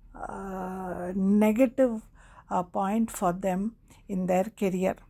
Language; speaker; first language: English; non-native, local second language; Tamil